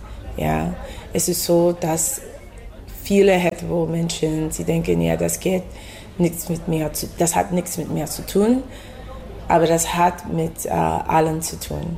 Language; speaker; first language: German; non-native, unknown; English